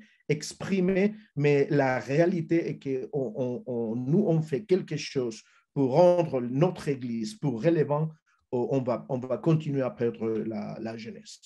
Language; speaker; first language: French; non-native, fluent; Spanish